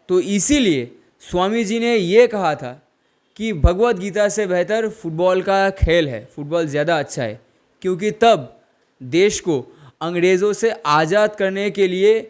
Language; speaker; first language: Hindi; non-native, local second language; Bangla